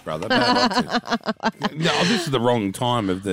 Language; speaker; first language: English; native; English